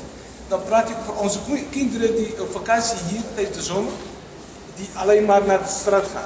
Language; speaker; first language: Dutch; non-native, fluent; Riffian